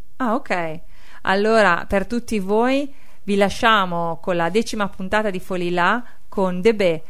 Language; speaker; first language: Italian; native; Italian